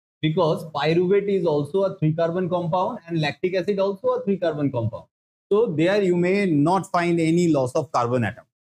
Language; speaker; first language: English; non-native, local second language; Bangla